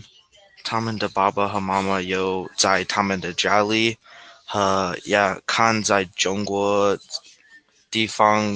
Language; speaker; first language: Chinese; non-native, learner; English